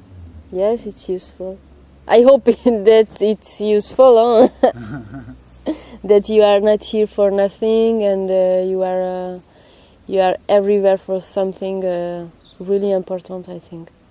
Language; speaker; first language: English; non-native, learner; Hungarian